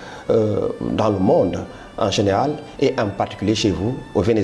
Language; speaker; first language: French; native; French